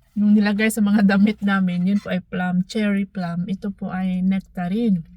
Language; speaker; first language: Filipino; non-native, local second language; Cebuano